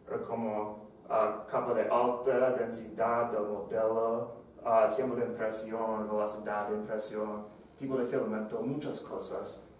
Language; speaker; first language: Spanish; non-native, fluent; English